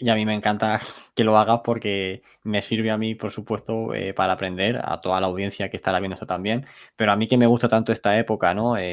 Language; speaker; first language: Spanish; native; Spanish